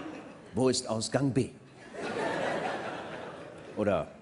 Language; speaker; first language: German; native; German